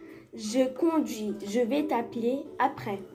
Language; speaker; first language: French; non-native, fluent; Spanish